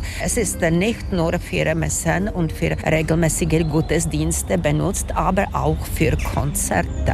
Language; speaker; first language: German; non-native, fluent; Czech